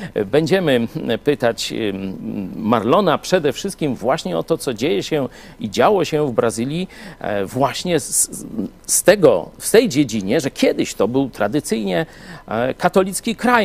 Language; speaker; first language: Polish; native; Polish